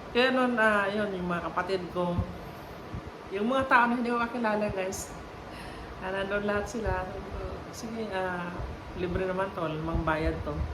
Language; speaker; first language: Filipino; non-native, local second language; Cebuano